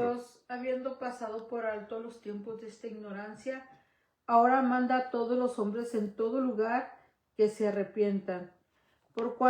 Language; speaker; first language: Spanish; native; Spanish